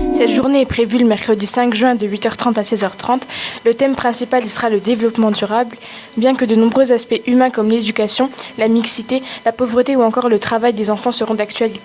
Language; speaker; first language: French; native; French